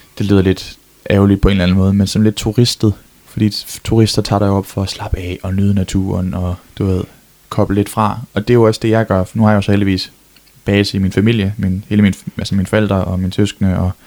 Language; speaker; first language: Danish; native; Danish